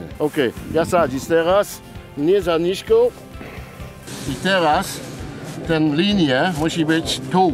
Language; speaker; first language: Polish; non-native, learner; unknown